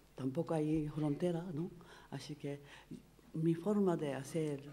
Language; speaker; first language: Spanish; non-native, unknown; Japanese